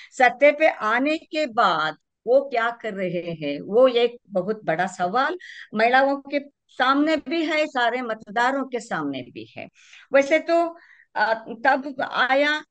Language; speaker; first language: Hindi; non-native, local second language; Kannada